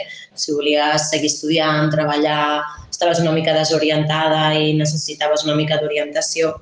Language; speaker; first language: Spanish; non-native, fluent; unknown